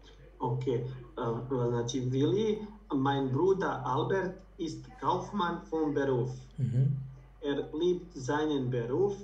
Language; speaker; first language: German; non-native, learner; Bosnian